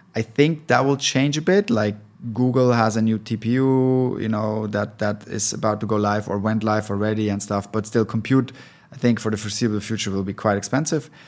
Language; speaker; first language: English; non-native, fluent; German